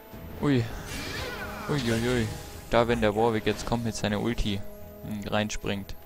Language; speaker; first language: German; native; German